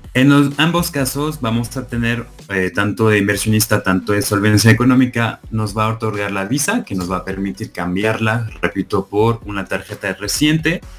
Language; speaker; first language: Spanish; non-native, fluent; French